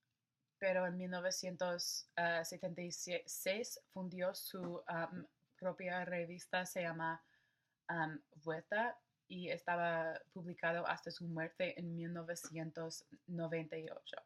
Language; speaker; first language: Spanish; non-native, learner; English